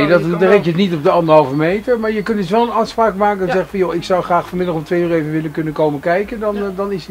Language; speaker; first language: Dutch; native; Dutch